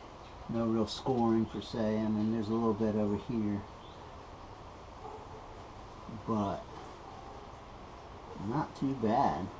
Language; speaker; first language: English; native; English